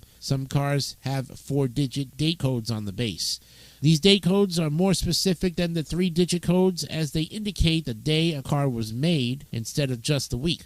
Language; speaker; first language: English; native; English